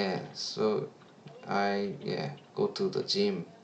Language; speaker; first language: English; non-native, learner; Korean